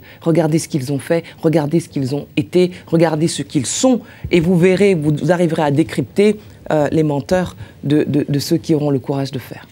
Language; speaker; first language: French; native; French